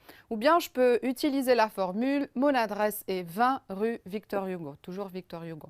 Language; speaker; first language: French; non-native, fluent; Romanian